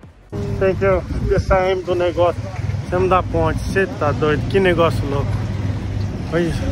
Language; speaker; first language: Portuguese; native; Portuguese